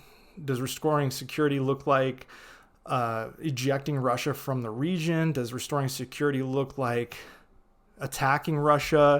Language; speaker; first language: English; native; English